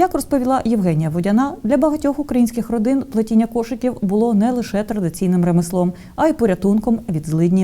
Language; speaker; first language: Ukrainian; native; Ukrainian